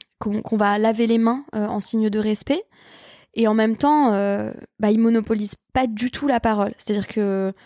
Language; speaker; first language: French; native; French